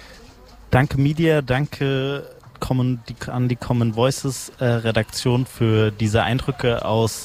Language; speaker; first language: German; native; German